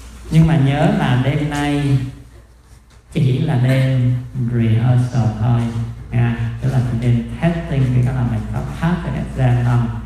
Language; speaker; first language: Vietnamese; native; Vietnamese